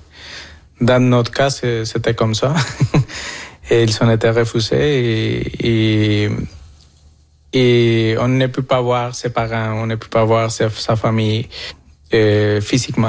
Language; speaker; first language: French; non-native, fluent; Spanish